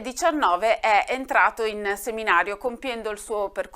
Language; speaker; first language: Italian; native; Italian